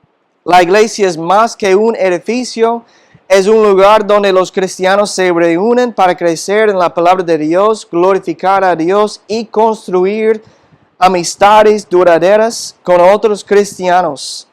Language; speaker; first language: Spanish; non-native, fluent; English